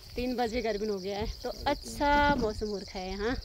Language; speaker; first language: Hindi; native; Hindi